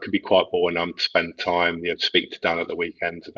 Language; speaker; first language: English; native; English